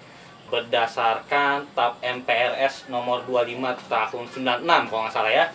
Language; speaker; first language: Indonesian; native; Indonesian